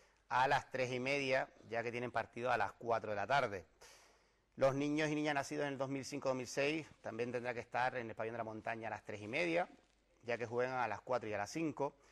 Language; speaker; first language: Spanish; native; Spanish